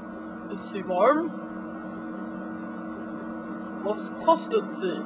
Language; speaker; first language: German; non-native, learner; English